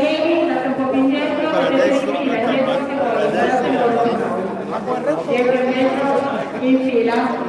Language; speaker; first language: Italian; native; Italian